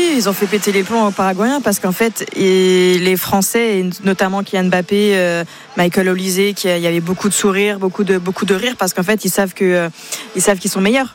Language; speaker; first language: French; native; French